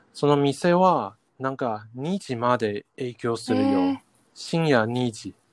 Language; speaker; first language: Japanese; non-native, learner; Chinese